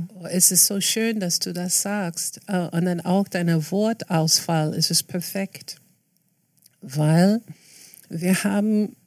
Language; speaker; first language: German; non-native, fluent; English